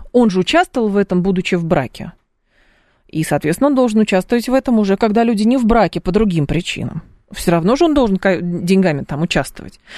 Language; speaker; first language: Russian; native; Russian